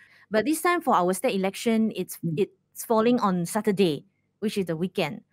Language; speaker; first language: English; non-native, local second language; Chinese